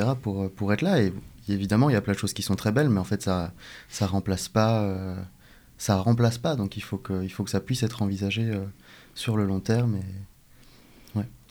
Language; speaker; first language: French; native; French